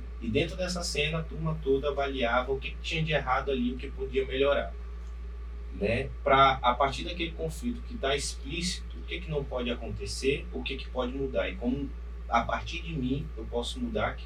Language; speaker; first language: Portuguese; native; Portuguese